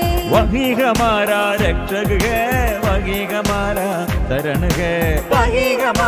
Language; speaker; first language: Hindi; non-native, local second language; Malayalam